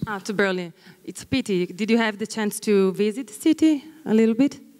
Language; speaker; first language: English; non-native, fluent; Italian